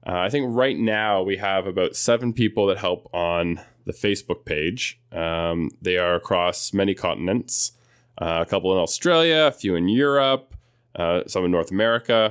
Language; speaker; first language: English; native; English